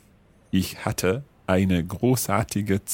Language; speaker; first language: German; non-native, learner; English